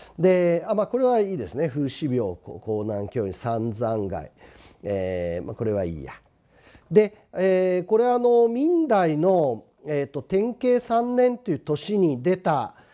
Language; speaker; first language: Japanese; native; Japanese